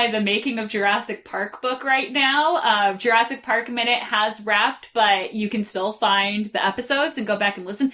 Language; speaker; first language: English; native; English